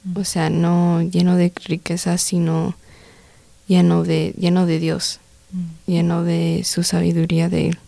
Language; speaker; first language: Spanish; early bilingual, heritage; Spanish